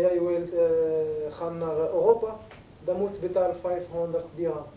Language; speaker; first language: Dutch; non-native, learner; Arabic